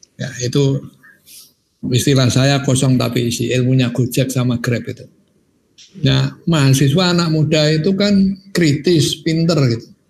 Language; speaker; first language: Indonesian; non-native, local second language; Javanese